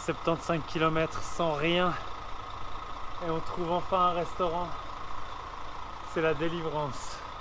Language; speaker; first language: French; native; French